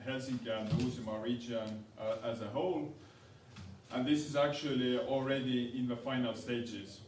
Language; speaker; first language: English; non-native, fluent; Estonian